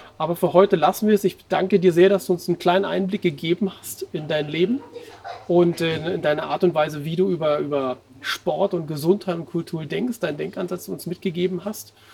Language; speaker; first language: German; native; German